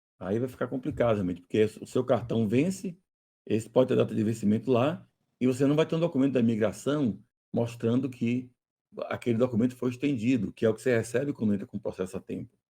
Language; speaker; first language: Portuguese; native; Portuguese